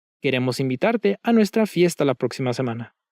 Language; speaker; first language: Spanish; native; Spanish